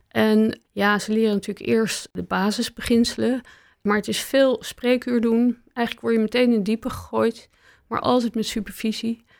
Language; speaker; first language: Dutch; native; Dutch